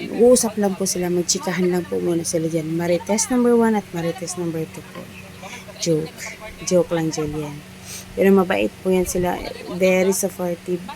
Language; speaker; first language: Filipino; non-native, local second language; Iloko